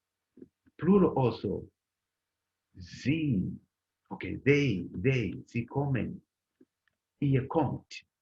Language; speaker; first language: German; non-native, learner; Bemba